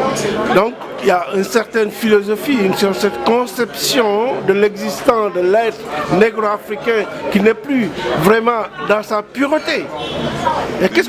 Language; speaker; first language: French; non-native, local second language; Wolof